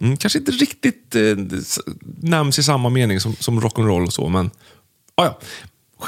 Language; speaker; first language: Swedish; native; Swedish